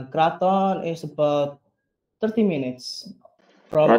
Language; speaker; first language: English; non-native, learner; Indonesian